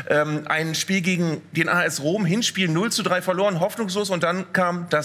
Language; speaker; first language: German; native; German